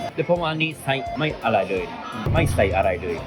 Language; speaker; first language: Thai; non-native, learner; Japanese